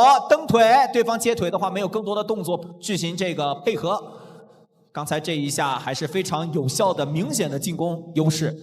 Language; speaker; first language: Chinese; native; Chinese